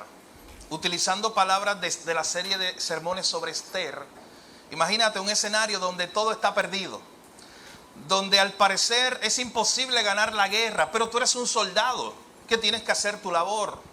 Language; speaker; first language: Spanish; native; Spanish